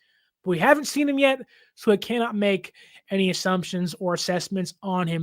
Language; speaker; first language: English; native; English